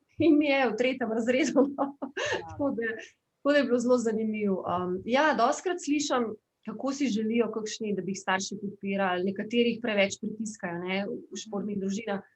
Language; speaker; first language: Slovenian; native; Slovenian